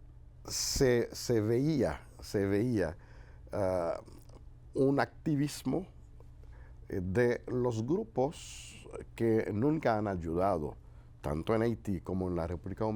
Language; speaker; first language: Spanish; non-native, fluent; Haitian Creole